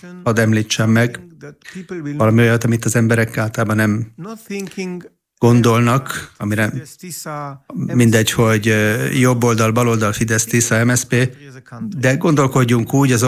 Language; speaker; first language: Hungarian; non-native, fluent; Hebrew